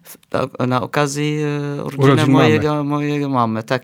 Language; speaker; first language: Polish; non-native, fluent; Arabic